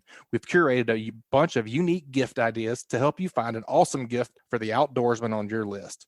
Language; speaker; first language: English; native; English